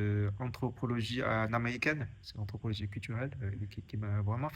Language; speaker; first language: French; non-native, fluent; Chinese